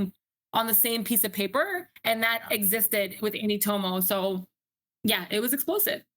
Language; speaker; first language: English; native; English